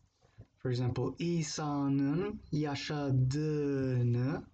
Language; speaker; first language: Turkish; non-native, fluent; English